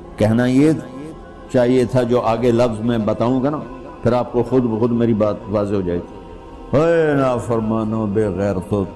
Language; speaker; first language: Urdu; non-native, local second language; Punjabi